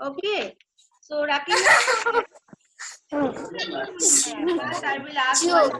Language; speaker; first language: English; non-native, local second language; Bangla